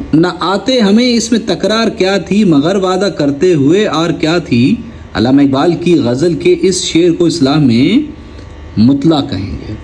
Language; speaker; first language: Urdu; non-native, local second language; Punjabi